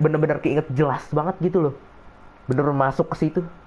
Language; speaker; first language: Indonesian; native; Indonesian